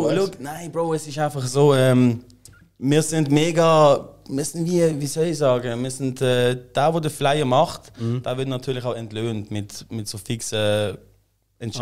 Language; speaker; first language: German; native; German